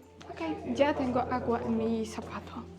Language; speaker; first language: Spanish; non-native, learner; Polish